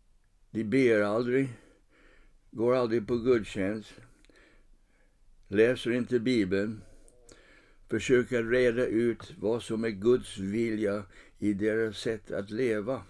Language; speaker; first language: Swedish; non-native, fluent; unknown